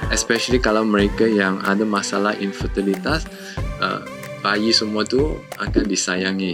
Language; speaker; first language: Malay; non-native, local second language; Chinese